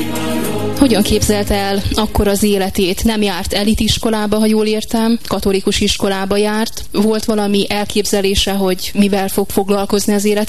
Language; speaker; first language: Hungarian; native; Hungarian